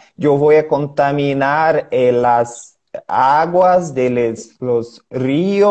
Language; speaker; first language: Spanish; non-native, learner; Portuguese